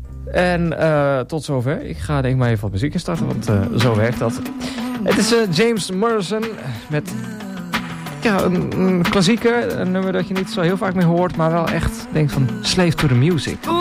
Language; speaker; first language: Dutch; native; Dutch